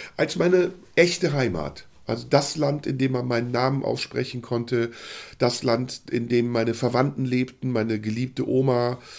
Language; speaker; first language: German; early bilingual, other home language; Turkish